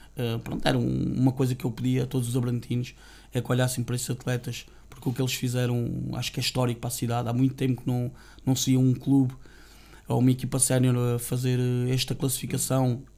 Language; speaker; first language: Portuguese; native; Portuguese